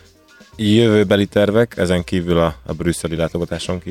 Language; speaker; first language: Hungarian; native; Hungarian